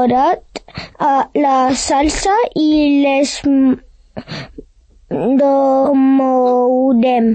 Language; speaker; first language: Catalan; early bilingual, other home language; English